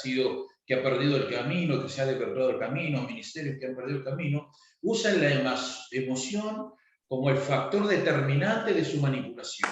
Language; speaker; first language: Spanish; native; Spanish